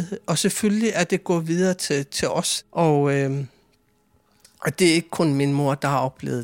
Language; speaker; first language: Swedish; non-native, fluent; Kalaallisut